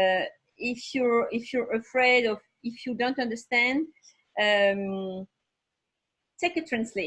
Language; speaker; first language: English; non-native, learner; French